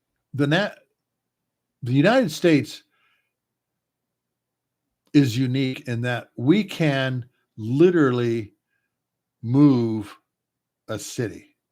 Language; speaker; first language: English; native; English